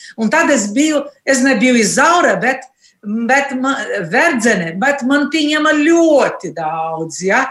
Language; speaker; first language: Latvian; non-native, learner; Portuguese